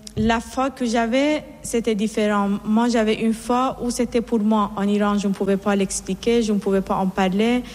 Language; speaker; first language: French; non-native, fluent; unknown